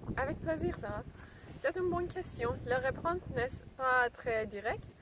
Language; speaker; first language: French; non-native, learner; English